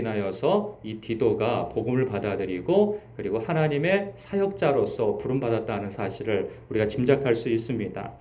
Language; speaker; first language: Korean; native; Korean